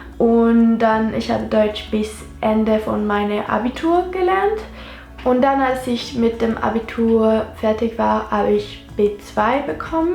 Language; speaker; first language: German; non-native, local second language; French